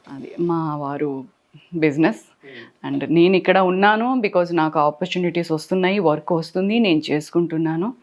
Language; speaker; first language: Telugu; native; Telugu